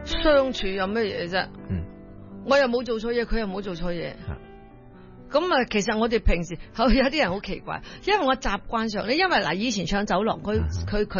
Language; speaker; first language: Cantonese; early bilingual, heritage; Cantonese